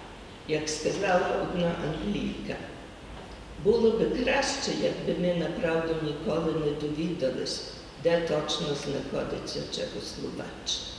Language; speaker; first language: Ukrainian; early bilingual, heritage; Ukrainian